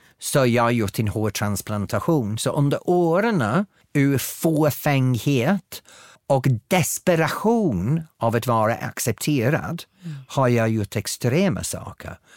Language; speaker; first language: Swedish; non-native, fluent; English